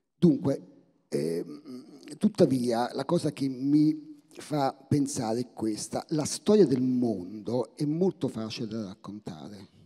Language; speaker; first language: Italian; native; Italian